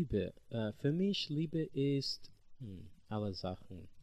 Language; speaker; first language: German; non-native, learner; English